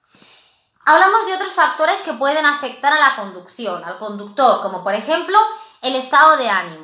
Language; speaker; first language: Spanish; native; Spanish